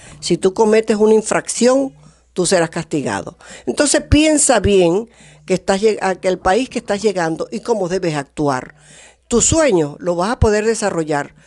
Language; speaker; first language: Spanish; native; Spanish